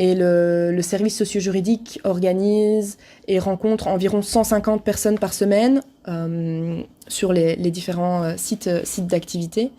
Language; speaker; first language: French; native; French